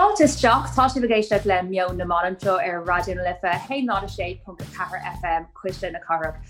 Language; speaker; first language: Irish; native; Irish